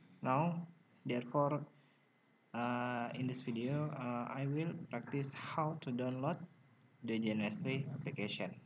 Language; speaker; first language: English; non-native, learner; Indonesian